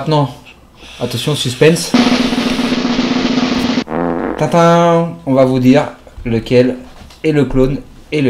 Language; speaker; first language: French; native; French